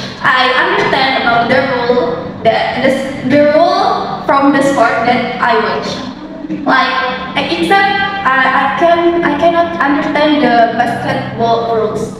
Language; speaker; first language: English; non-native, learner; Indonesian